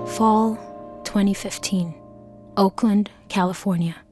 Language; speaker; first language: English; non-native, local second language; Hausa